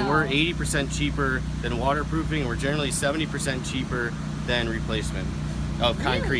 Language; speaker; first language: English; native; English